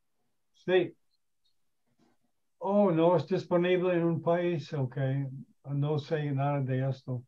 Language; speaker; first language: Spanish; non-native, learner; English